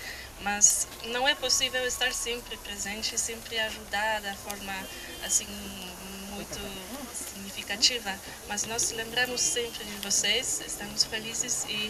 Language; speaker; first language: Portuguese; non-native, fluent; Polish